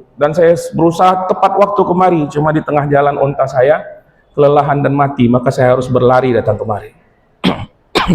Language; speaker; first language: Indonesian; native; Indonesian